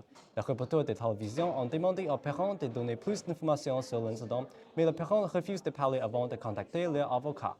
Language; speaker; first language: French; non-native, learner; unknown